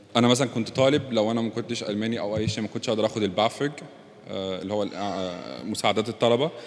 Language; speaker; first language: Arabic; early bilingual, heritage; Arabic